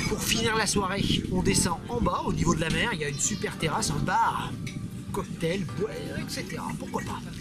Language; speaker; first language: French; native; French